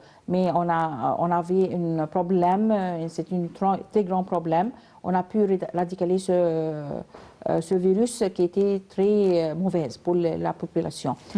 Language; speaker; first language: French; non-native, learner; Arabic